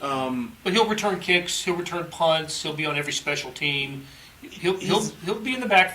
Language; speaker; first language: English; native; English